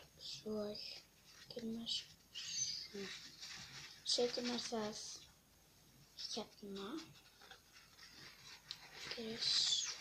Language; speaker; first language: Icelandic; non-native, local second language; Portuguese